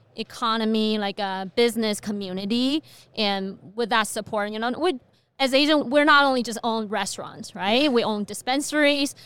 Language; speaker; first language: English; non-native, fluent; Chinese